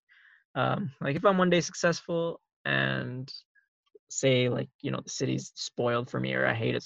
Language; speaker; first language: English; native; English